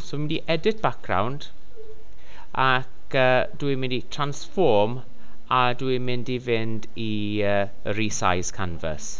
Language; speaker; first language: Welsh; non-native, local second language; English